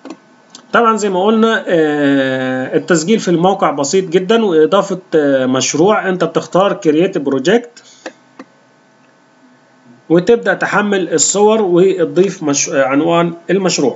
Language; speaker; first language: Arabic; native; Arabic